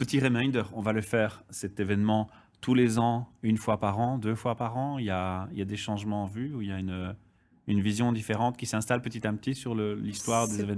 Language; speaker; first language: French; native; French